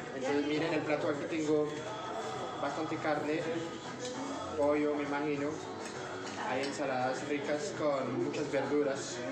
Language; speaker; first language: Spanish; non-native, fluent; French